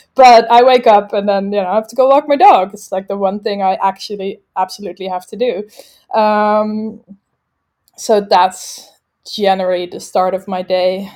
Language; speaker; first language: English; non-native, fluent; Dutch